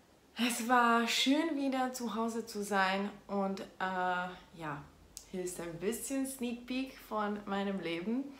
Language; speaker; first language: German; non-native, fluent; Hungarian